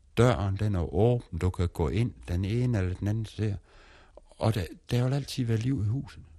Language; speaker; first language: Danish; native; Danish